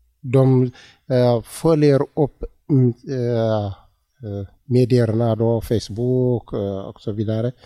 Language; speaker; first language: Swedish; non-native, learner; Tigrinya